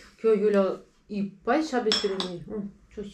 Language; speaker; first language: Japanese; non-native, learner; Russian